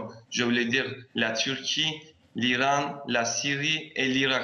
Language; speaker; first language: French; non-native, fluent; Turkish